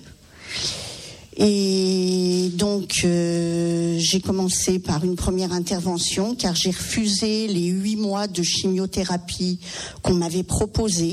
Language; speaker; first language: French; native; French